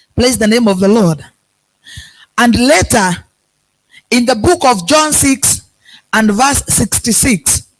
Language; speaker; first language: English; non-native, local second language; Swahili